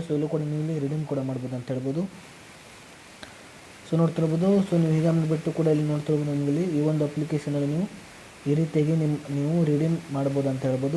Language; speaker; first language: Kannada; native; Kannada